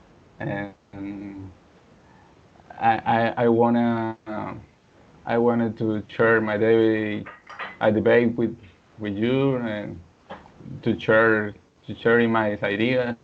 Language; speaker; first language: English; non-native, learner; Spanish